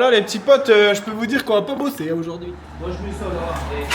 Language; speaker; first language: French; native; French